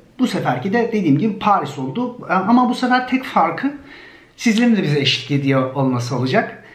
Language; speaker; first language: Turkish; native; Turkish